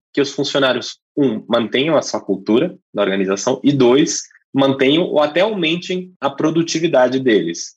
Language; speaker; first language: Portuguese; non-native, fluent; English